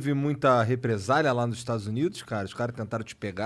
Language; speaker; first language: Portuguese; native; Portuguese